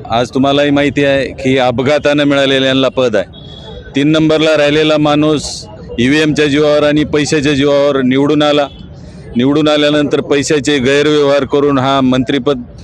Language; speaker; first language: Marathi; native; Marathi